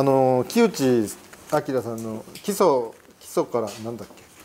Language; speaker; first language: Japanese; native; Japanese